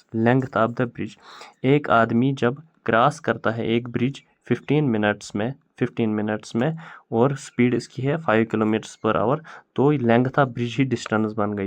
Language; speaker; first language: Hindi; non-native, local second language; Kashmiri